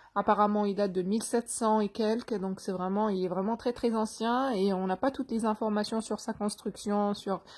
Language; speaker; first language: French; non-native, local second language; Arabic